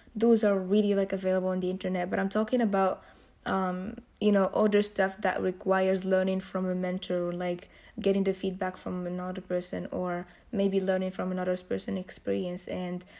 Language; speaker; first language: English; non-native, fluent; Arabic